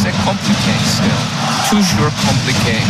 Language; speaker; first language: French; non-native, learner; English